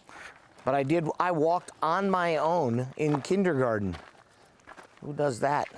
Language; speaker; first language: English; native; English